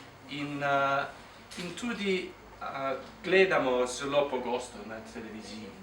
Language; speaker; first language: Slovenian; non-native, fluent; English